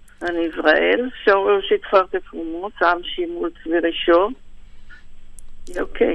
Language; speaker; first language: Romanian; early bilingual, heritage; Hebrew